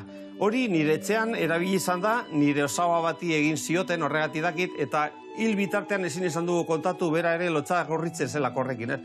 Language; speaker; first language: Basque; native; Basque